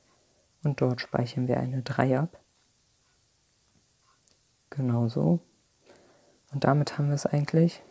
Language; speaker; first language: German; native; German